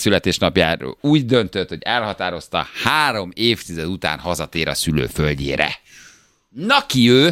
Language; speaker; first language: Hungarian; native; Hungarian